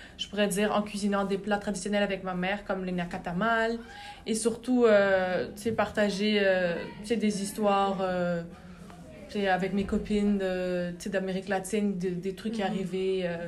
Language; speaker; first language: French; native; French